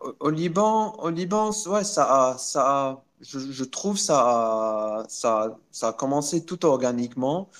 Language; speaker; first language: French; non-native, local second language; Arabic